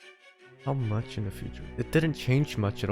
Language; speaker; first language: English; native; English